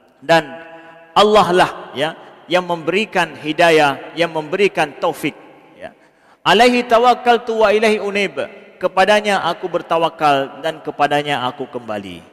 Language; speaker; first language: Malay; non-native, local second language; Achinese